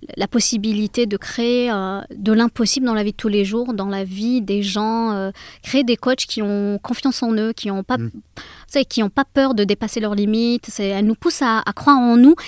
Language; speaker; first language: French; native; French